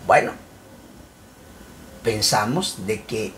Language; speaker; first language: Spanish; native; Spanish